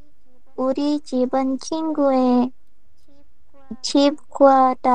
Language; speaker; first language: Korean; non-native, learner; Indonesian